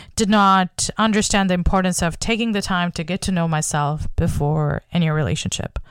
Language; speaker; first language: English; non-native, local second language; Bangla